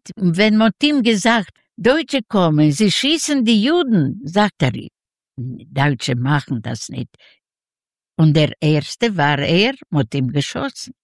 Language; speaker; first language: German; non-native, learner; Yiddish